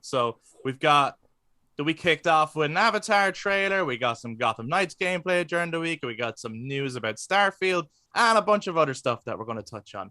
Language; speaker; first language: English; native; English